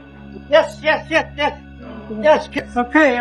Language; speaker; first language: English; non-native, learner; Arabic